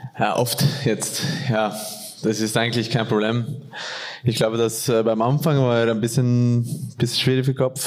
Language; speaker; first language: German; non-native, fluent; Norwegian